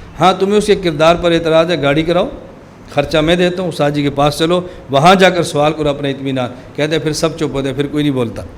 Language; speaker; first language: Urdu; non-native, local second language; Punjabi